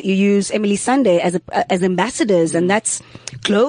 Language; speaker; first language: English; non-native, local second language; Xhosa